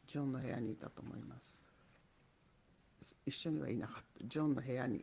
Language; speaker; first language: Japanese; native; Japanese